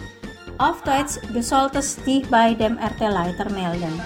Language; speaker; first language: German; non-native, fluent; Indonesian